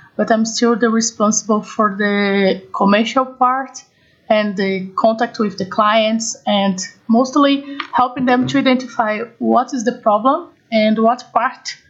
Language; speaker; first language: English; non-native, fluent; Portuguese